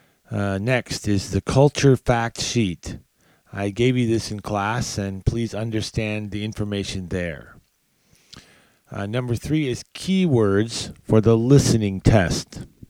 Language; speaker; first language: English; native; English